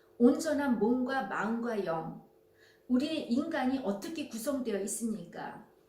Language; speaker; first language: Korean; native; Korean